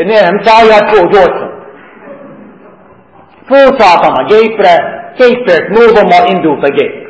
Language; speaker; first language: Hungarian; non-native, fluent; English